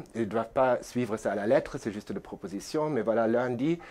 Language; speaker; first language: French; non-native, fluent; German